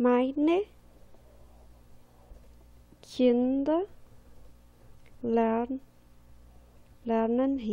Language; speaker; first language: German; non-native, fluent; Portuguese